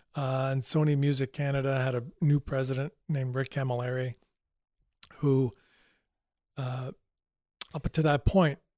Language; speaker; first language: English; native; English